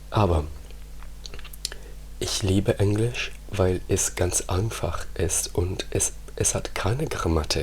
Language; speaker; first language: German; non-native, fluent; Italian